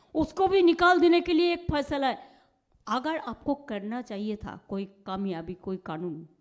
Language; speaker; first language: Hindi; non-native, local second language; Bangla